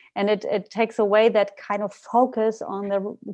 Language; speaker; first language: English; non-native, fluent; German